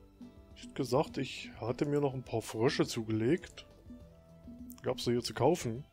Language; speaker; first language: German; native; German